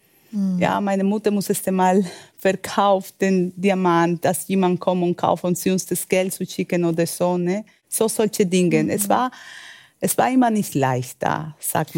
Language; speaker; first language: German; non-native, learner; Spanish